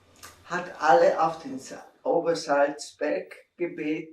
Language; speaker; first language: German; non-native, fluent; Czech